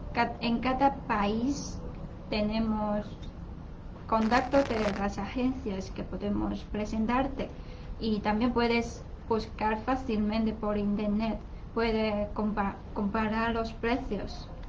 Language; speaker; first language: Spanish; non-native, learner; Chinese